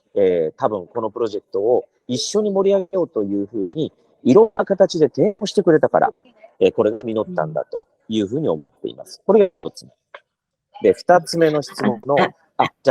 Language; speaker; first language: Japanese; native; Japanese